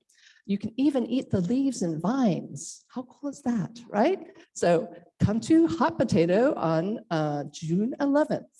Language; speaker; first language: English; native; English